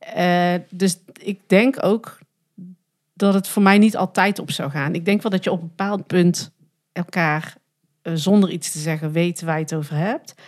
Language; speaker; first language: Dutch; native; Dutch